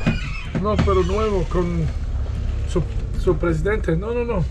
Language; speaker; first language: Spanish; non-native, learner; English